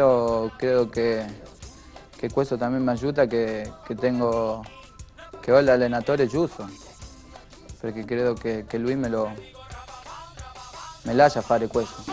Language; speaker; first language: Italian; non-native, fluent; Spanish